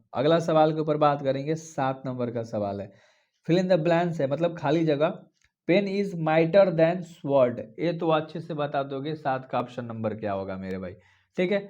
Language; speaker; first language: Hindi; native; Hindi